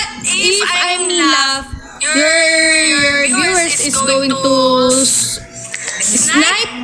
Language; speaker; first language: English; non-native, learner; Filipino